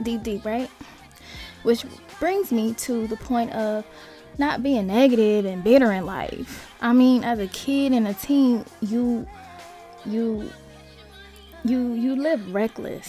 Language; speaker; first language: English; native; English